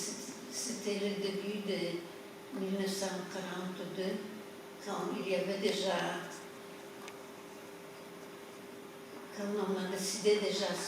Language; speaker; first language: French; non-native, fluent; Polish